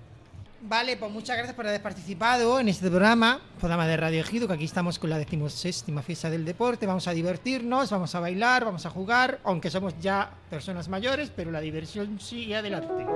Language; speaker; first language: Spanish; native; Spanish